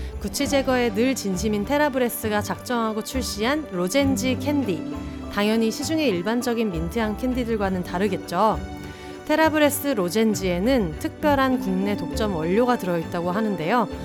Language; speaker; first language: Korean; native; Korean